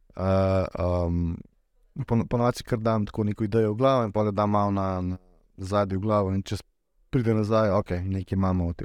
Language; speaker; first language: Slovenian; native; Slovenian